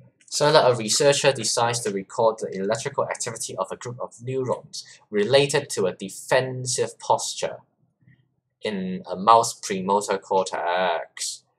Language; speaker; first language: English; non-native, local second language; Cantonese